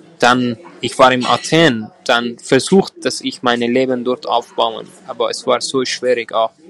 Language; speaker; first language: German; non-native, learner; Persian